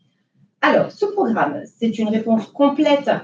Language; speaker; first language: French; native; French